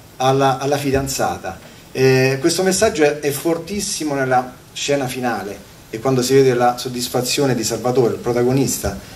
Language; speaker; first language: Italian; native; Italian